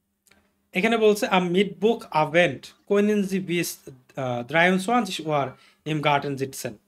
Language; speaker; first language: German; non-native, learner; Bangla